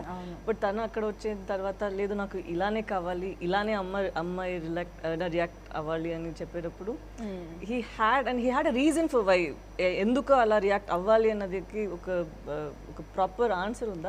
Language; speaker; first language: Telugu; non-native, fluent; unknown